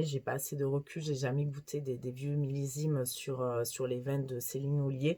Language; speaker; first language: French; native; French